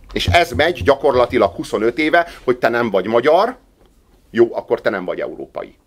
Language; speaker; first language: Hungarian; native; Hungarian